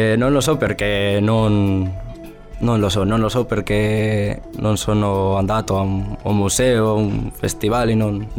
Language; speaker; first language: Italian; non-native, learner; Spanish